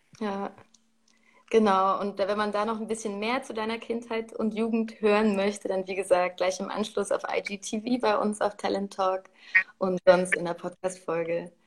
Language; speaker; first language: German; native; German